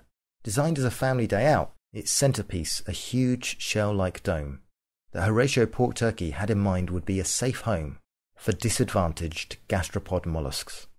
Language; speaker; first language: English; native; English